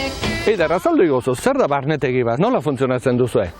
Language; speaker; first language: Basque; native; Basque